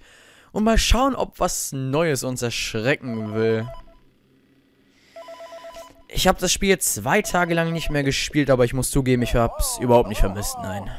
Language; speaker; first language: German; native; German